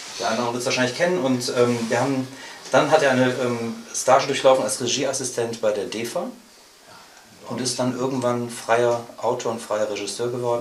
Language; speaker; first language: German; native; German